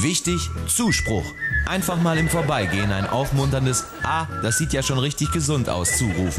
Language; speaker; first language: German; native; German